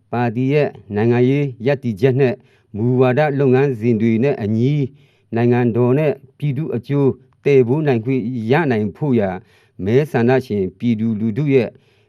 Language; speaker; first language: Burmese; non-native, local second language; Mon